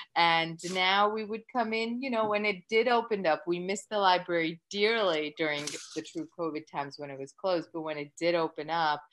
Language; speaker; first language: English; early bilingual, other home language; Gujarati